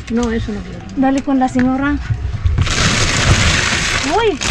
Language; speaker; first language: Spanish; non-native, learner; Filipino